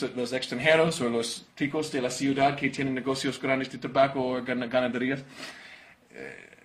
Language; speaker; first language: Spanish; non-native, learner; English